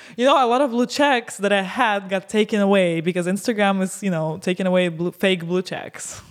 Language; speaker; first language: English; non-native, fluent; Russian